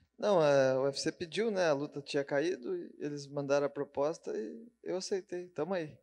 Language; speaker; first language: Portuguese; native; Portuguese